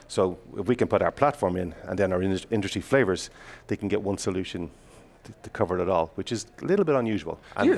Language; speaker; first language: English; native; English